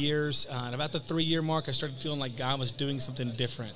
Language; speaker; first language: English; native; English